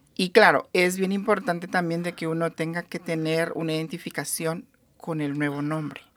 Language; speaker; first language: Spanish; native; Spanish